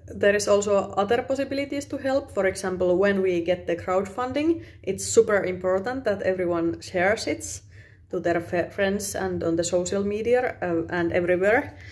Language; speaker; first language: English; non-native, fluent; Finnish